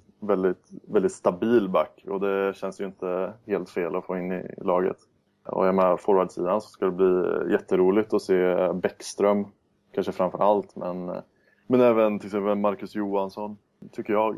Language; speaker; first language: Swedish; native; Swedish